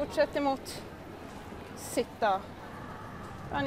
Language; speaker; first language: Swedish; native; Swedish